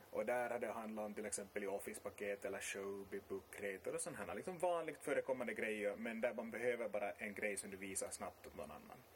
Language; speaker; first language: Swedish; native; Swedish